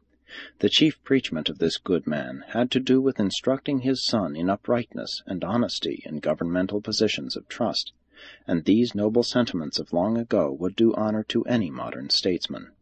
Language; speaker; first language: English; native; English